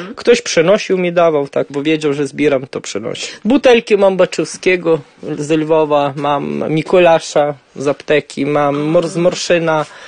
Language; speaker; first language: Polish; early bilingual, heritage; Polish